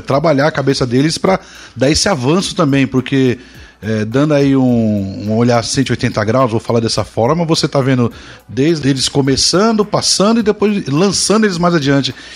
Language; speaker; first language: Portuguese; native; Portuguese